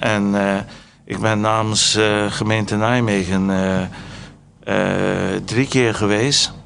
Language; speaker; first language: Dutch; non-native, fluent; Turkish